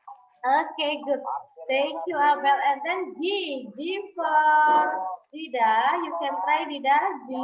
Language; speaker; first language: English; non-native, fluent; Indonesian